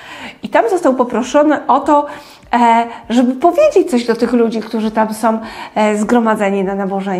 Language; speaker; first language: Polish; native; Polish